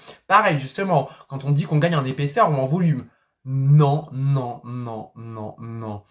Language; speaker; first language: French; native; French